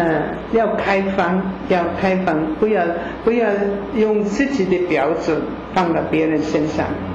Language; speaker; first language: Chinese; non-native, fluent; German